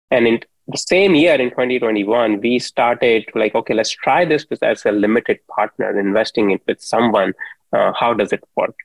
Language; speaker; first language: English; non-native, local second language; Hindi